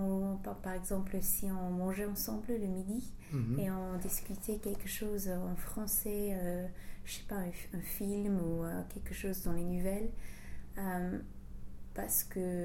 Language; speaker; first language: French; non-native, fluent; English